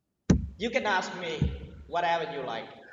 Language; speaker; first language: English; non-native, learner; Vietnamese